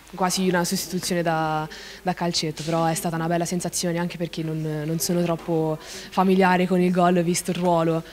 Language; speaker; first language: Italian; native; Italian